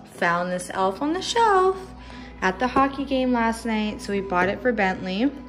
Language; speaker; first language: English; native; English